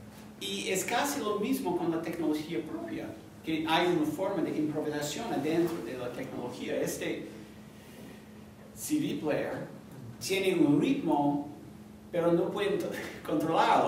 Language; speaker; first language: Spanish; non-native, fluent; English